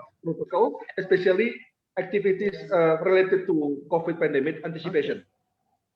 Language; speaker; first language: English; non-native, fluent; Indonesian